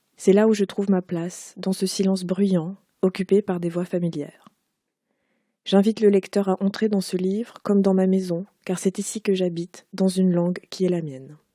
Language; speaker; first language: French; native; French